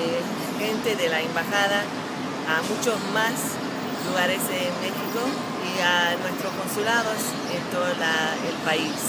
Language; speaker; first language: Spanish; non-native, fluent; English